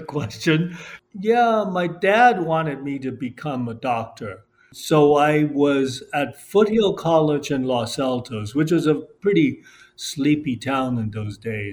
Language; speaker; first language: English; non-native, local second language; Cantonese